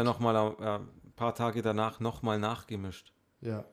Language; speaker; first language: German; native; German